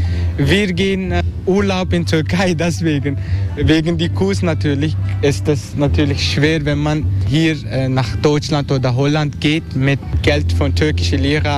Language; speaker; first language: German; non-native, learner; Turkish